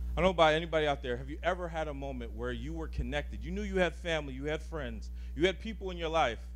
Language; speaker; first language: English; native; English